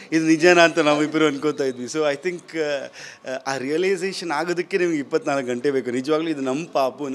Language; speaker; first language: Kannada; native; Kannada